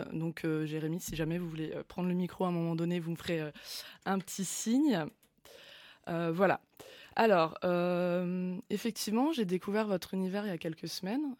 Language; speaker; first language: French; native; French